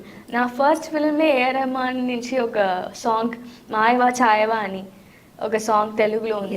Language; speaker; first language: Telugu; non-native, learner; Tamil